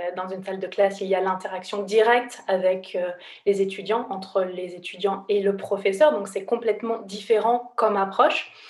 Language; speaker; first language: French; native; French